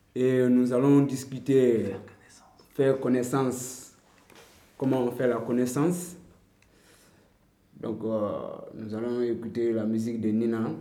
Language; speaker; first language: French; non-native, learner; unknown